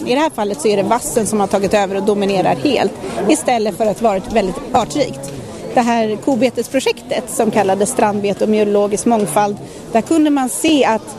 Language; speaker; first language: Swedish; native; Swedish